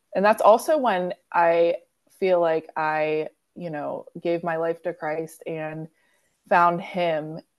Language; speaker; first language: English; native; English